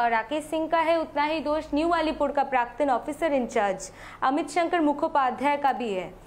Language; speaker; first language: Hindi; non-native, local second language; Bangla